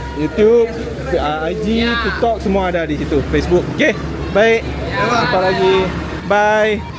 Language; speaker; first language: Malay; non-native, local second language; Tamil